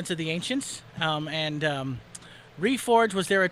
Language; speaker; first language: English; native; English